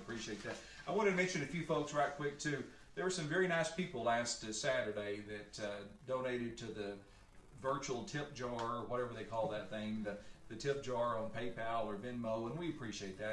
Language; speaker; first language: English; native; English